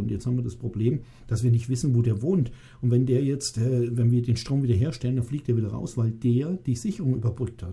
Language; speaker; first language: German; native; German